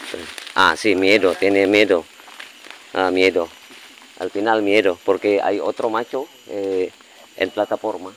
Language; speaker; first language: Spanish; non-native, learner; Indonesian